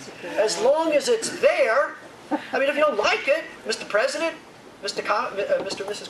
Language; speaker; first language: English; native; English